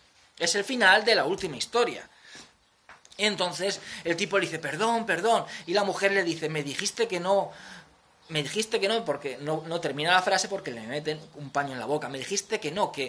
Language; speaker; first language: Spanish; native; Spanish